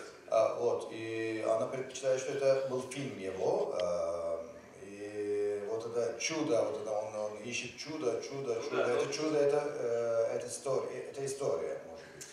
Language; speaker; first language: Russian; non-native, learner; Turkish